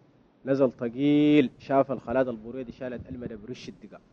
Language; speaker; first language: Arabic; native; Arabic